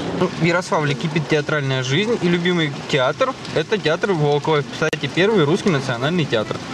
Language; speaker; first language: Russian; native; Russian